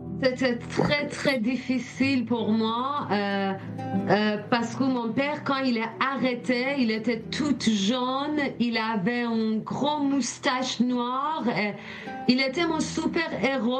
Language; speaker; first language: French; non-native, learner; Persian